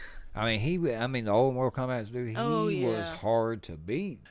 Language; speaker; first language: English; native; English